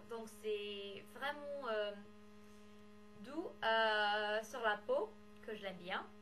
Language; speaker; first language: French; non-native, learner; English